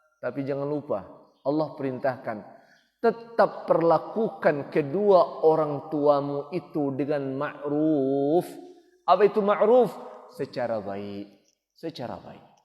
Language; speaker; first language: Malay; native; Malay